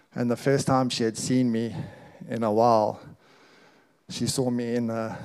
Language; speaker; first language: English; native; English